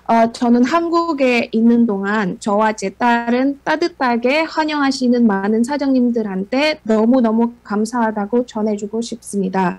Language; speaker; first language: Korean; non-native, fluent; Indonesian